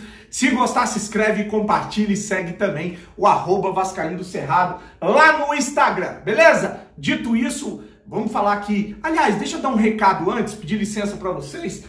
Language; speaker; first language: Portuguese; native; Portuguese